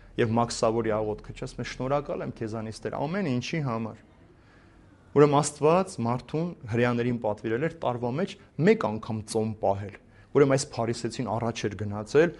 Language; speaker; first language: Armenian; native; Armenian